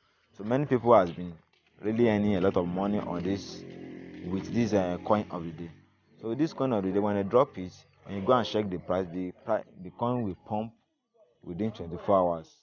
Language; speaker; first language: English; non-native, local second language; Yoruba